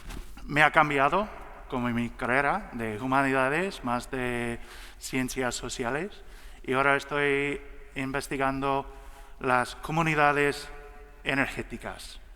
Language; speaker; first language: Spanish; non-native, learner; English